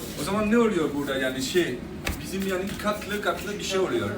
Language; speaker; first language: Turkish; non-native, learner; French